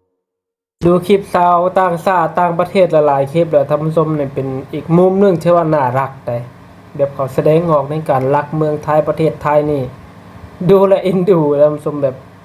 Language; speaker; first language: Thai; non-native, local second language; Lao